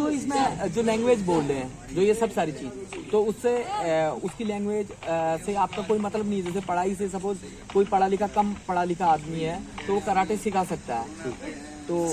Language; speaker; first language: Hindi; native; Hindi